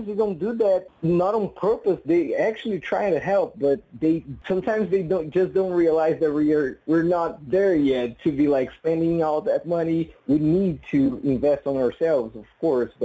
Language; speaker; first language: English; non-native, fluent; Portuguese